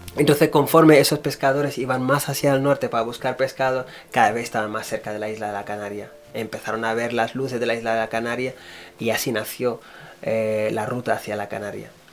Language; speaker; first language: Spanish; non-native, fluent; Wolof